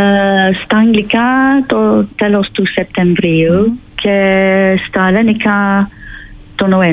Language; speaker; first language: Greek; non-native, fluent; English